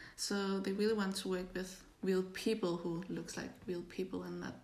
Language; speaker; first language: English; non-native, fluent; Danish